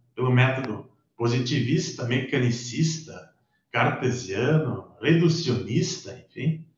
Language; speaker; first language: Portuguese; native; Portuguese